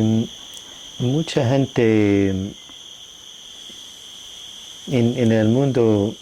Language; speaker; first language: Spanish; non-native, fluent; English